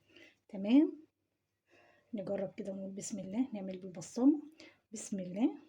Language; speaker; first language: Arabic; native; Arabic